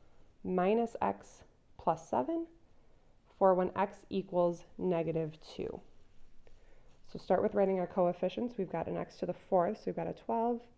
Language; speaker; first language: English; native; English